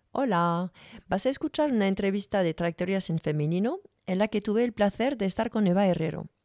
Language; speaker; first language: Spanish; non-native, fluent; French